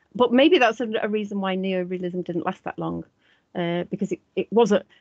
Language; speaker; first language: English; native; English